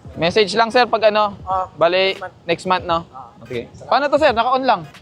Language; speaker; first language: Filipino; non-native, local second language; Cebuano